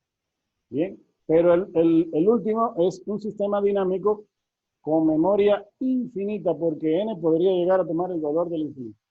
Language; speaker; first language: Spanish; native; Spanish